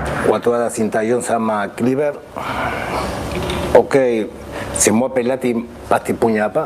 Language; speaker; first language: Indonesian; non-native, fluent; Spanish